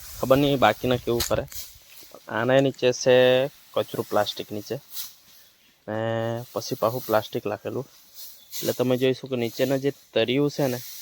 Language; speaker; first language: Gujarati; native; Gujarati